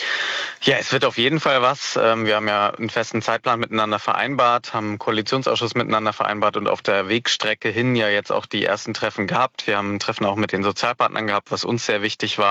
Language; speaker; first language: German; native; German